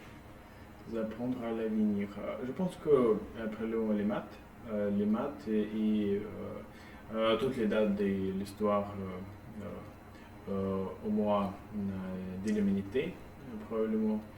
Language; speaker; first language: French; non-native, learner; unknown